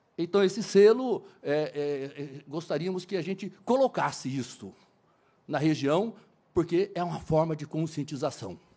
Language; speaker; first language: Portuguese; native; Portuguese